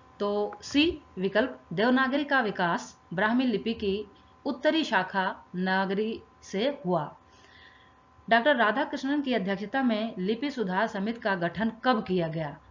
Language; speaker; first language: Hindi; native; Hindi